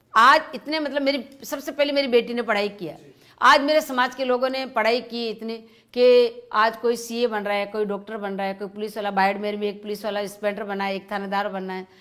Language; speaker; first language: Hindi; native; Hindi